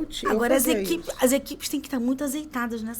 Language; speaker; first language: Portuguese; native; Portuguese